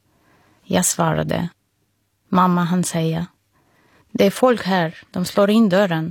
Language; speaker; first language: Swedish; non-native, fluent; Russian